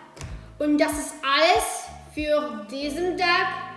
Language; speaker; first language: German; non-native, learner; Polish